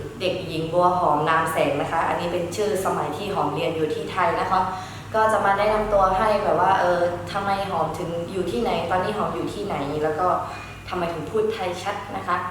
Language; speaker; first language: Thai; early bilingual, other home language; Shan